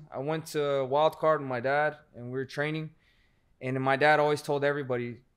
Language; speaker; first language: English; native; English